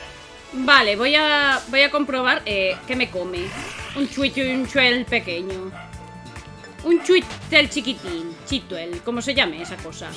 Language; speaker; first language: Spanish; native; Spanish